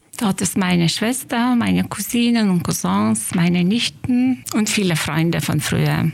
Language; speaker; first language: German; non-native, fluent; Lithuanian